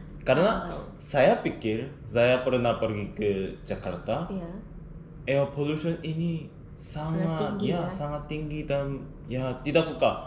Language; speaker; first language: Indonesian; non-native, learner; Korean